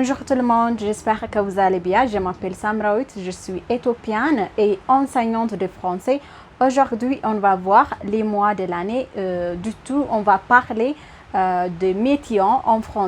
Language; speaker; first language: French; non-native, fluent; Amharic